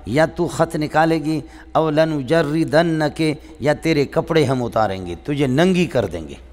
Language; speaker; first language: Urdu; non-native, local second language; Baluchi